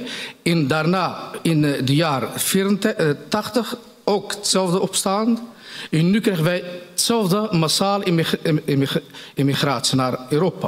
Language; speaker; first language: Dutch; non-native, fluent; Riffian